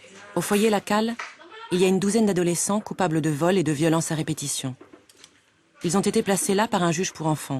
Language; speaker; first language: French; native; French